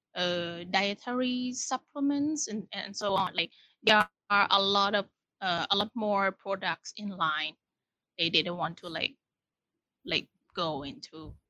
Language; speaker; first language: English; non-native, fluent; Thai